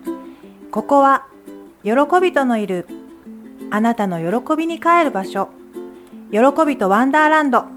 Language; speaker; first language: Japanese; native; Japanese